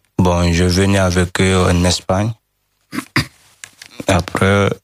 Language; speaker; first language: French; non-native, learner; Fula